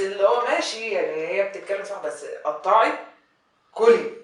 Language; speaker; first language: Arabic; native; Arabic